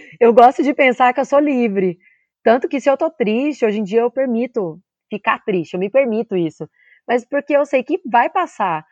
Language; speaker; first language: Portuguese; native; Portuguese